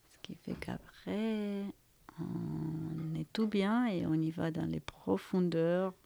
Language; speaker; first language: French; non-native, fluent; Romanian